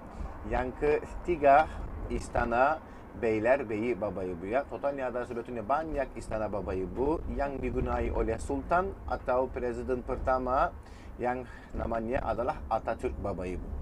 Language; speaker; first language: Indonesian; non-native, fluent; Turkish